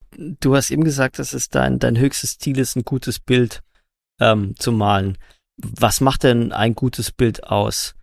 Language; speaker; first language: German; native; German